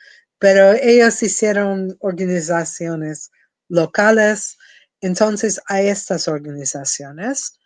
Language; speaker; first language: Spanish; non-native, fluent; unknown